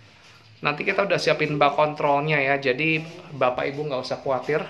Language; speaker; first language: Indonesian; native; Indonesian